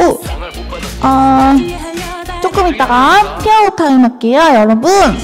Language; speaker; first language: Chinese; non-native, learner; Korean